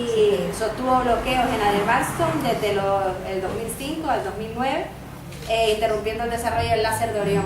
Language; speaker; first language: Spanish; native; Spanish